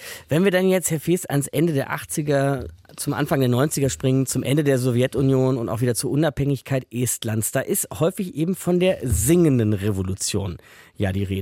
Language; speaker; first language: German; native; German